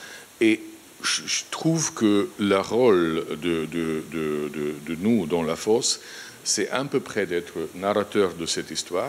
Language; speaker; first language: French; non-native, fluent; Slovenian